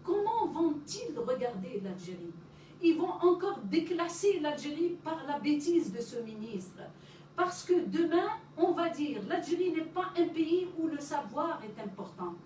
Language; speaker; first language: French; non-native, local second language; Arabic